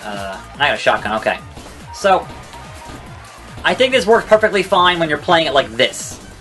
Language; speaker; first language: English; native; English